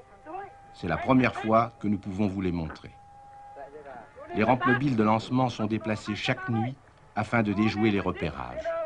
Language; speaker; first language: French; native; French